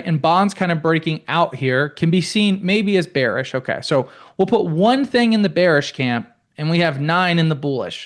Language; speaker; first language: English; native; English